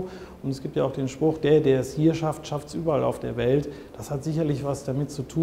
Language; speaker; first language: German; native; German